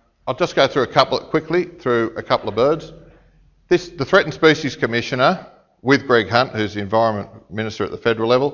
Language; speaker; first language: English; native; English